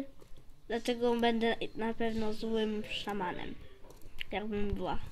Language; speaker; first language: Polish; native; Polish